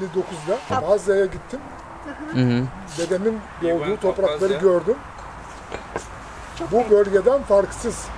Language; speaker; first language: Turkish; non-native, local second language; Abkhazian